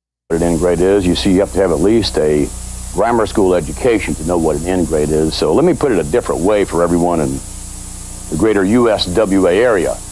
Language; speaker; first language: English; native; English